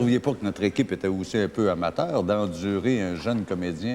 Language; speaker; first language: French; native; French